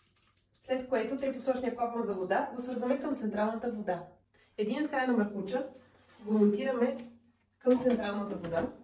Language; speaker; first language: Bulgarian; native; Bulgarian